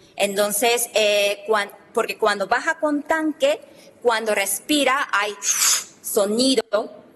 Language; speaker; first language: Spanish; non-native, fluent; Japanese